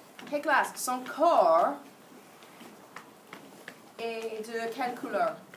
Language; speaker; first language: French; non-native, fluent; English